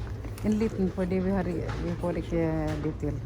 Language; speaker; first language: Norwegian; non-native, learner; Filipino